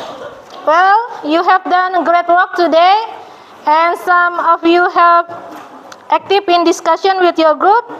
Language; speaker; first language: English; non-native, fluent; Indonesian